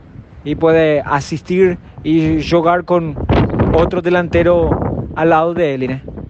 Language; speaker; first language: Portuguese; non-native, learner; Spanish